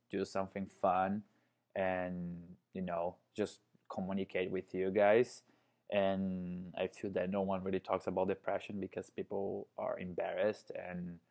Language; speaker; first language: English; non-native, fluent; Portuguese